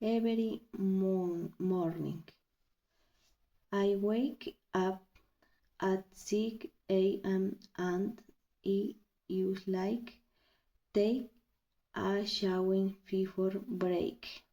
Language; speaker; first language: English; non-native, learner; Spanish